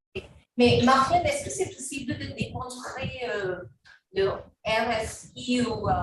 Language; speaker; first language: French; non-native, learner; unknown